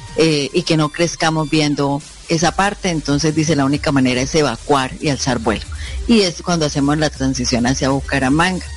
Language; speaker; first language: Spanish; native; Spanish